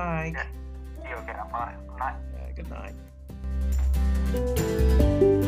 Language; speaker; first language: English; non-native, learner; Indonesian